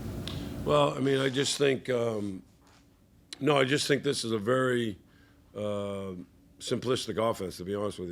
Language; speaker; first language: English; native; English